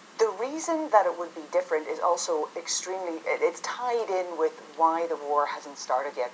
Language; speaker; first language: English; native; English